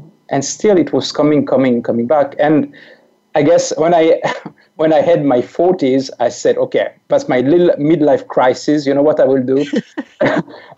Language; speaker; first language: English; non-native, fluent; French